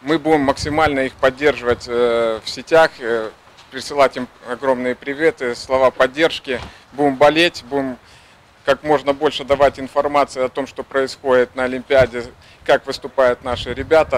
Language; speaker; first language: Russian; native; Russian